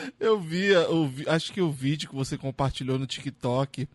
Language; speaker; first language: Portuguese; native; Portuguese